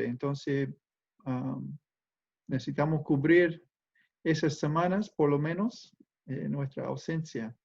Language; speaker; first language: Spanish; non-native, fluent; English